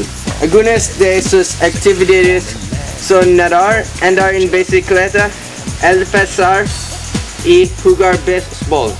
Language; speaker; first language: Spanish; non-native, learner; English